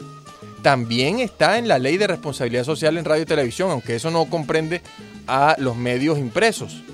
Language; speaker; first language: Spanish; native; Spanish